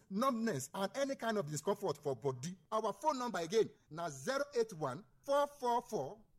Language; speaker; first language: Nigerian Pidgin; non-native, local second language; Igbo